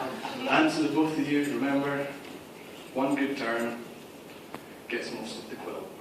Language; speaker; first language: English; native; English